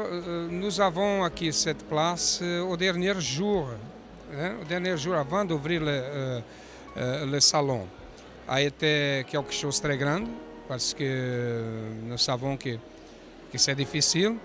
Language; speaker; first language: French; non-native, fluent; Portuguese